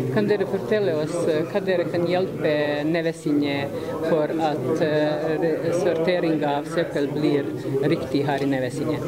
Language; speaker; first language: Norwegian; non-native, fluent; Bosnian